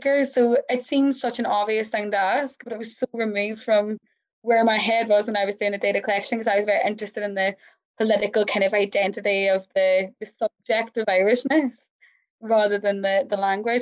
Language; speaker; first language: English; native; English